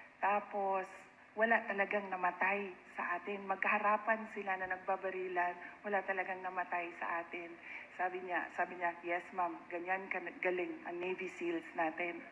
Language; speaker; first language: Filipino; non-native, local second language; Cebuano